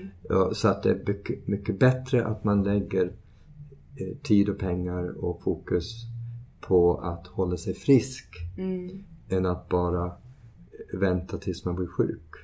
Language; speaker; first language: Swedish; early bilingual, heritage; Swedish